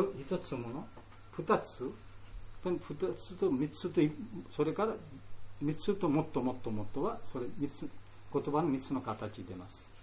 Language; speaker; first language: Japanese; non-native, learner; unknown